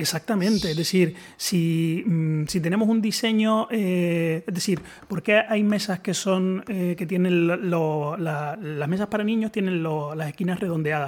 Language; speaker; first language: Spanish; native; Spanish